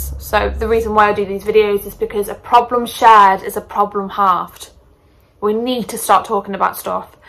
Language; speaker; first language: English; native; English